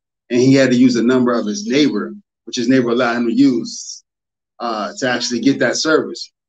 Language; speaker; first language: English; native; English